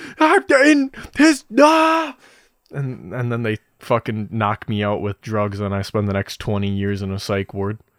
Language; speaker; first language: English; native; English